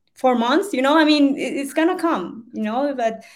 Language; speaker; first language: English; non-native, fluent; Spanish